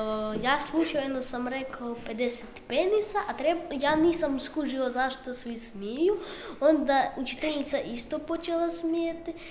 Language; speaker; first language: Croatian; non-native, learner; Ukrainian